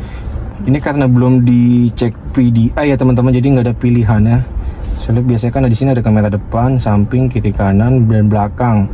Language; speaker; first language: Indonesian; native; Indonesian